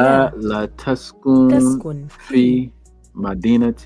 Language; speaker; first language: Arabic; non-native, learner; English